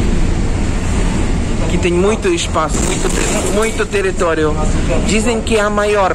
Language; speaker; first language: Portuguese; non-native, fluent; Ukrainian